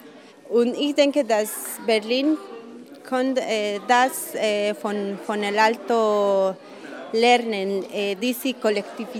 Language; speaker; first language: German; non-native, learner; Spanish